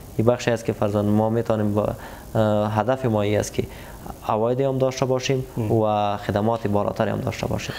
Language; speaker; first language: Persian; non-native, local second language; Pashto